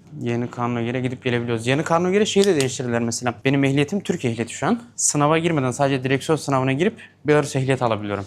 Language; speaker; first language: Turkish; native; Turkish